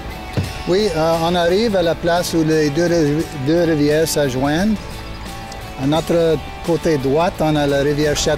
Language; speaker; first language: French; non-native, local second language; English